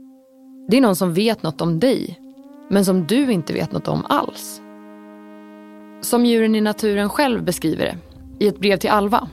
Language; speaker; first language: Swedish; native; Swedish